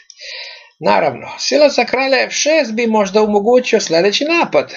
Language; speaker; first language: Serbian; native; Serbian